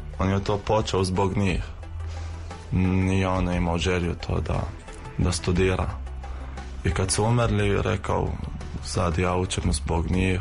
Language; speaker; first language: Serbian; non-native, fluent; Arabic